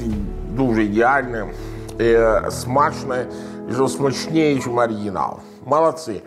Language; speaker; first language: Ukrainian; non-native, learner; Italian